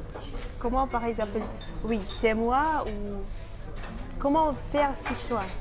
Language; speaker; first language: French; non-native, fluent; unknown